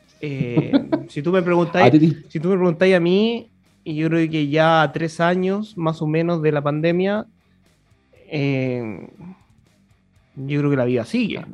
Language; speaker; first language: Spanish; native; Spanish